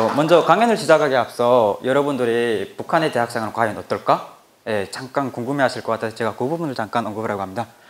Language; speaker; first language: Korean; native; Korean